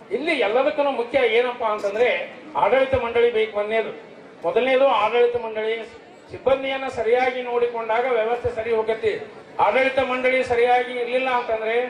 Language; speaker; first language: Kannada; native; Kannada